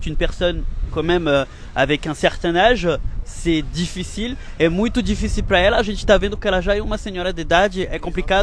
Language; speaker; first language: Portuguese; non-native, fluent; French